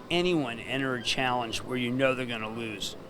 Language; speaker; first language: English; native; English